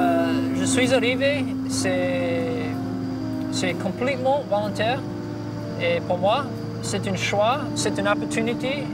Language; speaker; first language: French; non-native, learner; English